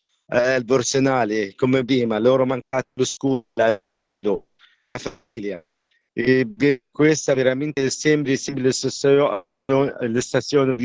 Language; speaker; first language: Italian; non-native, learner; Arabic